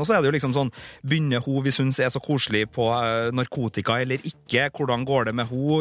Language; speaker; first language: Norwegian; native; Norwegian